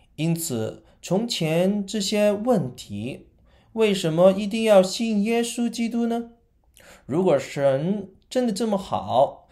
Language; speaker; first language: Chinese; non-native, local second language; Cantonese